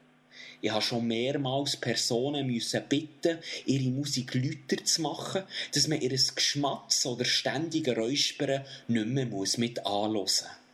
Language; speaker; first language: German; native; German